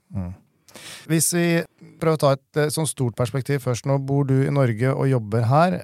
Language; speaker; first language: Norwegian; native; Norwegian